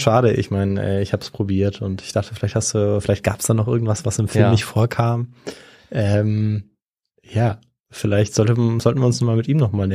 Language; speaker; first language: German; native; German